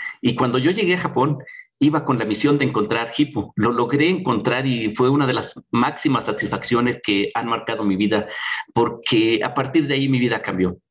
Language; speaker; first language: Spanish; native; Spanish